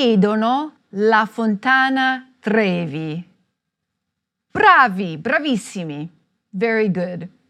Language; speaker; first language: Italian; non-native, fluent; English